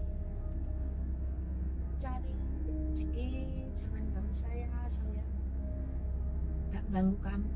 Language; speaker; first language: Indonesian; non-native, local second language; Javanese